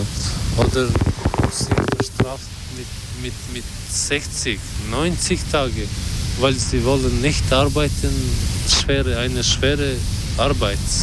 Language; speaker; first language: German; non-native, learner; Albanian